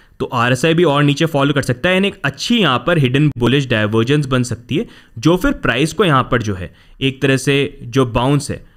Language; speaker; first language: Hindi; native; Hindi